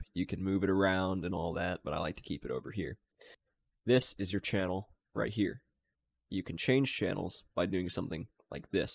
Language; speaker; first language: English; native; English